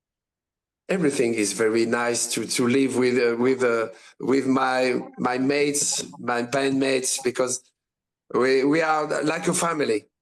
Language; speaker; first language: English; non-native, learner; French